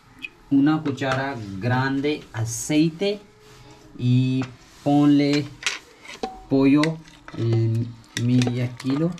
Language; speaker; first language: Spanish; non-native, learner; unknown